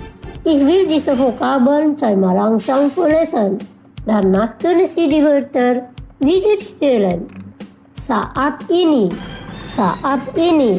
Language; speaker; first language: German; non-native, fluent; Indonesian